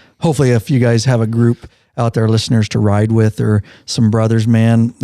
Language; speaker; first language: English; native; English